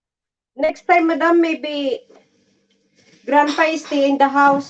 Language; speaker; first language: English; non-native, learner; Filipino